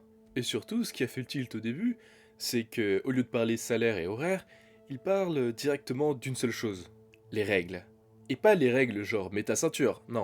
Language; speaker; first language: French; native; French